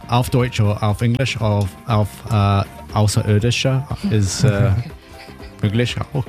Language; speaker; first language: German; non-native, learner; English